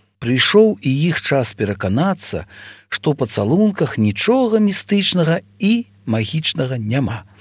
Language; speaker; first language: Belarusian; native; Belarusian